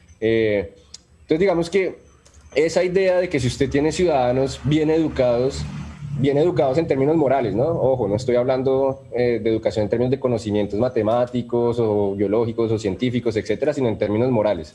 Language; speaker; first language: Spanish; native; Spanish